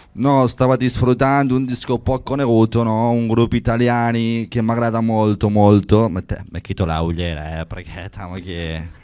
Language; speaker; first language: Italian; non-native, learner; Catalan